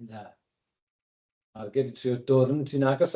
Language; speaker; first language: Welsh; native; Welsh